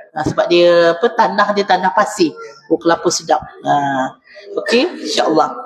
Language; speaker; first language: Malay; native; Malay